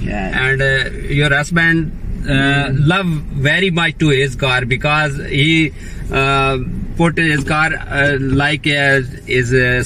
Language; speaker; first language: English; non-native, learner; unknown